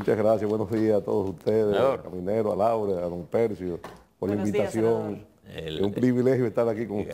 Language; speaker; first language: Spanish; native; Spanish